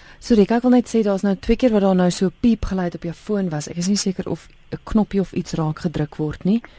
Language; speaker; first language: Afrikaans; native; Afrikaans